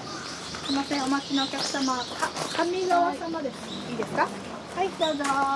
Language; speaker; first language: Japanese; native; Japanese